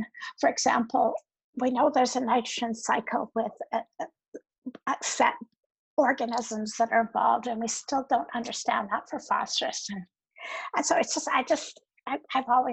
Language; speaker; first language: English; native; English